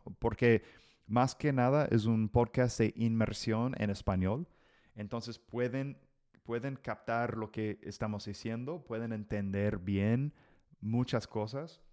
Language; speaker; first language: Spanish; non-native, fluent; English